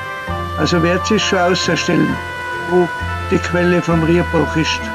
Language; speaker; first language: German; native; German